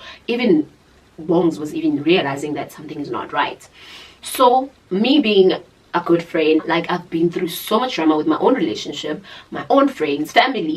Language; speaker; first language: English; non-native, local second language; Zulu